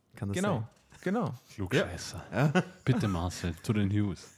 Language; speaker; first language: German; native; German